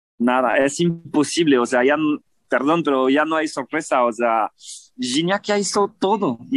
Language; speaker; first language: Spanish; non-native, fluent; French